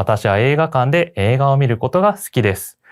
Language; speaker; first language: Japanese; non-native, fluent; Korean